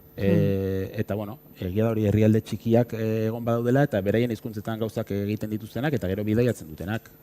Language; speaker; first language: Basque; native; Basque